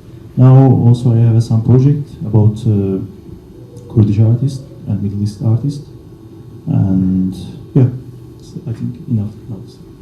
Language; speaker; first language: English; non-native, learner; Kurdish